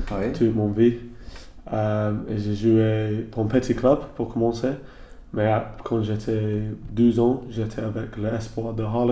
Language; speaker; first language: French; non-native, learner; English